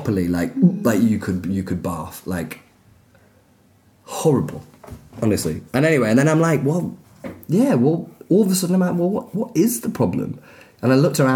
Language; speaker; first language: English; native; English